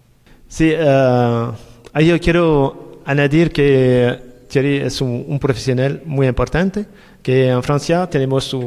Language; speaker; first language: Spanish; non-native, learner; French